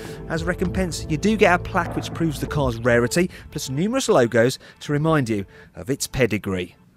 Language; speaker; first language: English; native; English